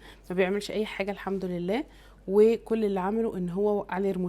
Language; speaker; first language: Arabic; native; Arabic